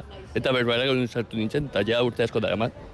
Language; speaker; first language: Basque; non-native, local second language; Spanish